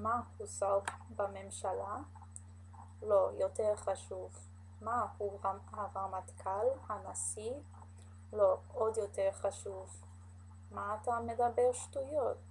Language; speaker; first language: Hebrew; non-native, learner; English